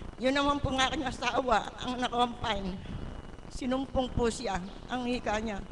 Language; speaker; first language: Filipino; native; Filipino